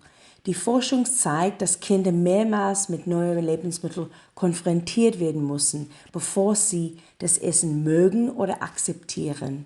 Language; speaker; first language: German; non-native, learner; English